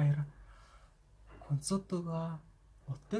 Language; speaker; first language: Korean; non-native, fluent; Kazakh